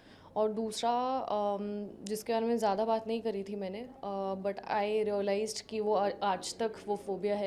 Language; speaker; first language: Hindi; native; Hindi